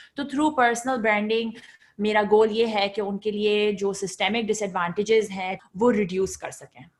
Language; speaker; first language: Urdu; native; Urdu